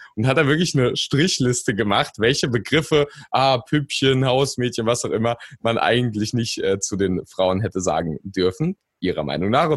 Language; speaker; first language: German; native; German